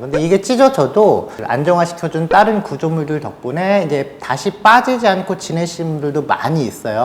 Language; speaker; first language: Korean; native; Korean